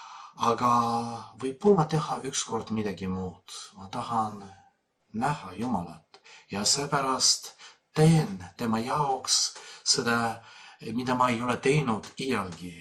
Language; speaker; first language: Estonian; non-native, fluent; Polish